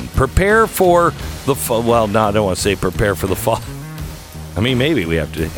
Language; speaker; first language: English; early bilingual, other home language; German